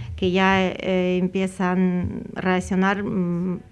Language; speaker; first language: Spanish; non-native, fluent; Ukrainian